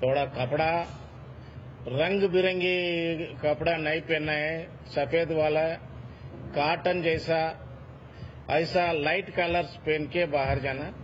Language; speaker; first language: Hindi; non-native, local second language; Telugu